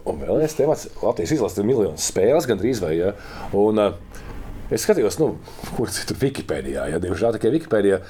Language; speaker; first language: Latvian; native; Latvian